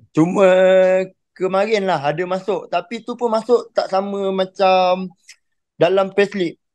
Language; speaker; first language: Malay; native; Malay